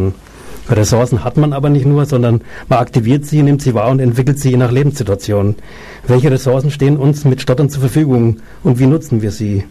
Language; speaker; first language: German; native; German